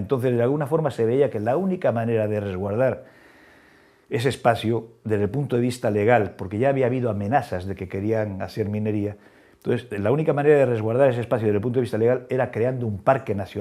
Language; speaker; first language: Spanish; native; Spanish